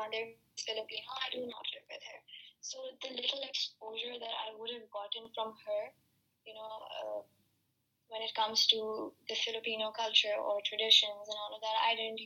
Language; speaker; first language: English; non-native, local second language; Urdu